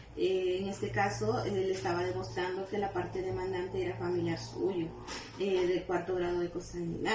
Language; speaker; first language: Spanish; native; Spanish